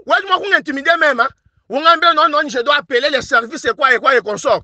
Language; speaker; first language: French; non-native, local second language; Luba-Lulua